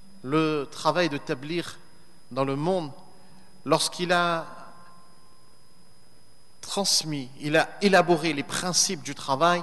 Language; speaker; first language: French; native; French